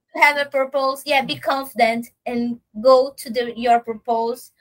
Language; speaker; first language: English; non-native, learner; Portuguese